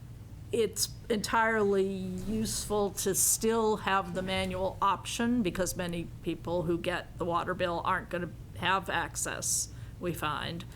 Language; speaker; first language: English; native; English